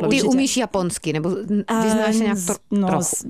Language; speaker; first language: Czech; native; Czech